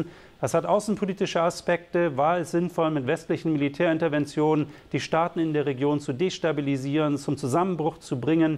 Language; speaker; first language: German; native; German